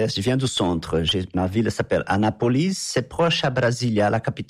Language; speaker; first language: French; non-native, fluent; Portuguese